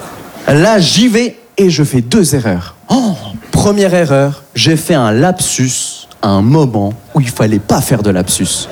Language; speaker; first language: French; native; French